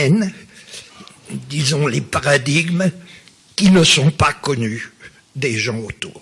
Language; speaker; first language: French; native; French